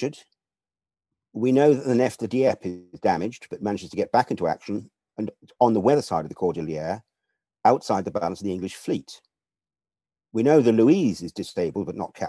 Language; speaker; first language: English; native; English